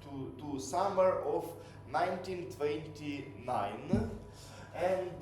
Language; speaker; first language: English; non-native, learner; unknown